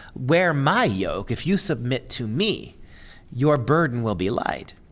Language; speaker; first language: English; native; English